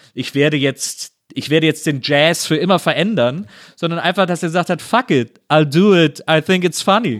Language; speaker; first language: German; native; German